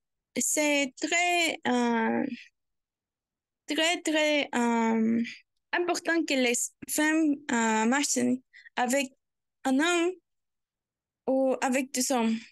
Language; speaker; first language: French; non-native, learner; Spanish